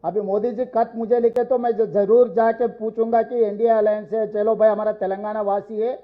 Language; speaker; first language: Hindi; non-native, local second language; Telugu